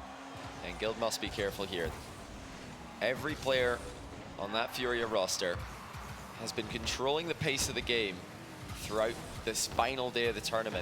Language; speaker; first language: English; native; English